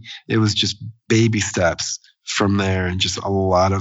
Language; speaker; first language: English; native; English